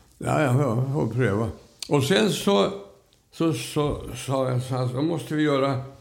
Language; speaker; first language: Swedish; native; Swedish